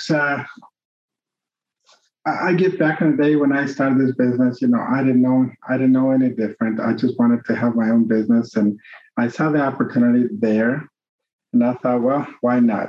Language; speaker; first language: English; non-native, fluent; Spanish